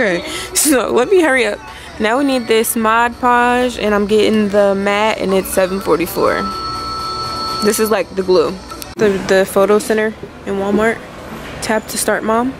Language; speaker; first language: English; native; English